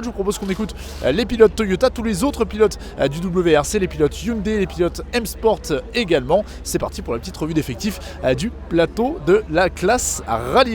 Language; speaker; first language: French; native; French